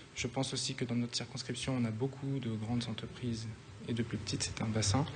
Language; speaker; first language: French; native; French